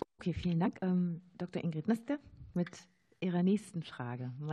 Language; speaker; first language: German; native; German